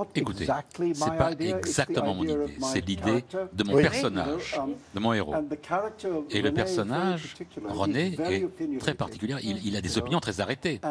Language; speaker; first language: French; non-native, fluent; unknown